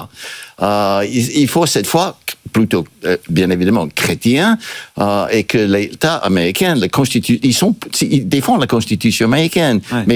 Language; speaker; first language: French; non-native, fluent; English